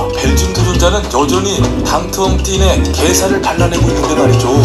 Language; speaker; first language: Korean; native; Korean